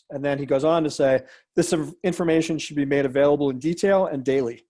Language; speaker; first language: English; native; English